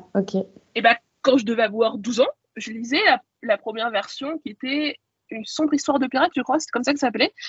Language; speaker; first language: French; native; French